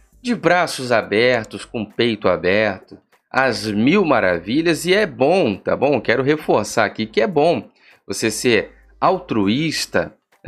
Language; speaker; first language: Portuguese; native; Portuguese